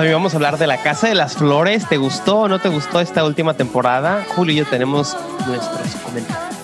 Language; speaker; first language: Spanish; native; Spanish